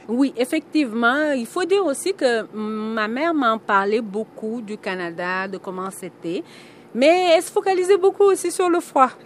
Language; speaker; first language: French; non-native, local second language; Wolof